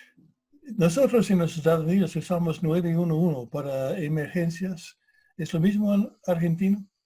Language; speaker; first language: Spanish; non-native, fluent; English